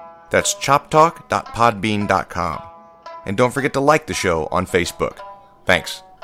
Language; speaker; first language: English; native; English